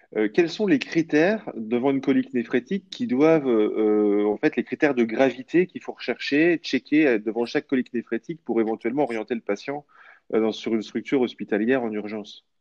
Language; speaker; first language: French; native; French